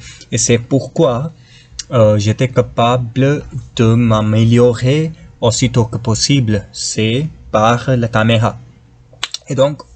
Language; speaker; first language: French; non-native, fluent; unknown